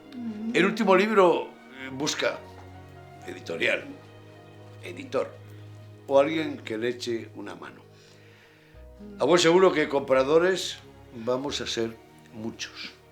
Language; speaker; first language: Spanish; native; Spanish